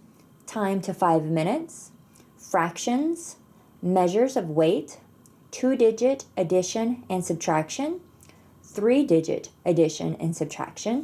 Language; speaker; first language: English; native; English